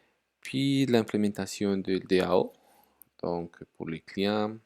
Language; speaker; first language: French; non-native, fluent; Spanish